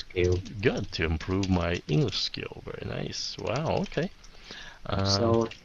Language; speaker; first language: English; non-native, fluent; Vietnamese